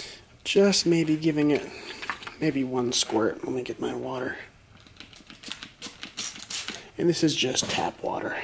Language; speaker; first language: English; native; English